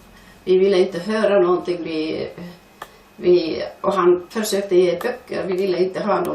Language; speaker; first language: Swedish; non-native, fluent; Finnish